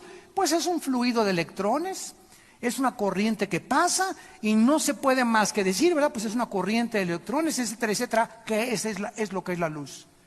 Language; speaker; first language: Spanish; native; Spanish